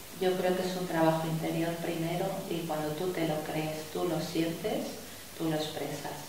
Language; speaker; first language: Spanish; native; Spanish